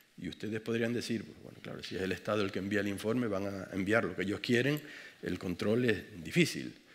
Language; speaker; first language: Spanish; native; Spanish